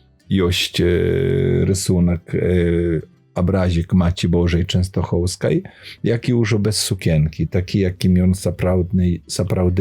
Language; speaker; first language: Polish; non-native, learner; Belarusian